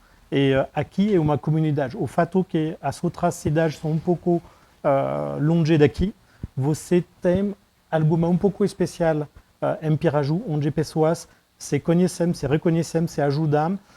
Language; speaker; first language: Portuguese; non-native, fluent; French